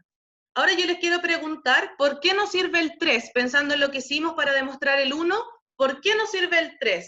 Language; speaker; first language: Spanish; native; Spanish